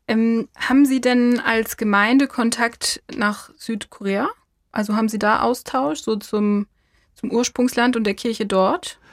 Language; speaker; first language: German; native; German